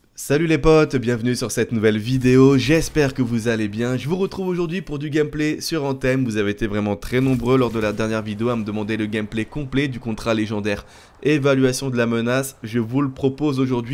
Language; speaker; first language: French; native; French